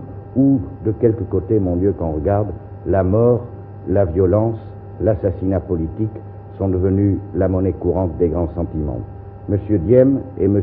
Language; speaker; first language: French; native; French